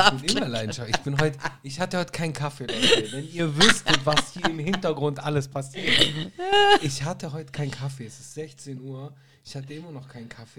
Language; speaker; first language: German; native; German